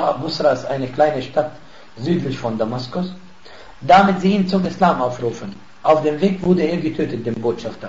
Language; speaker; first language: German; non-native, fluent; Arabic